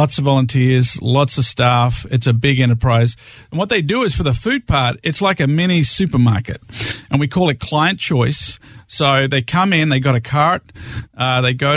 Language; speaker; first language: English; native; English